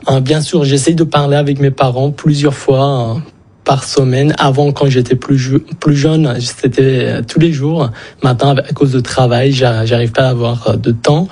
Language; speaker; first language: French; non-native, fluent; Persian